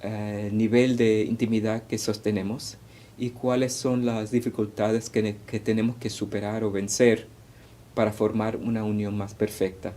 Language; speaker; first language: Spanish; early bilingual, heritage; Spanish